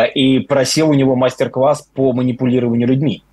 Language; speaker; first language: Russian; native; Russian